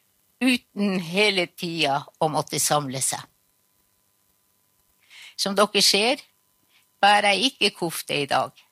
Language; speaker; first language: Norwegian; non-native, local second language; Northern Sami